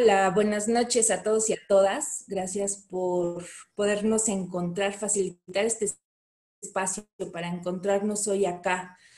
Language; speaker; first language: Spanish; native; Spanish